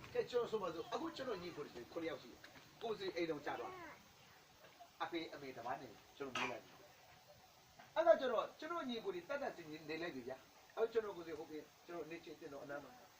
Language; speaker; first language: Burmese; non-native, local second language; Kachin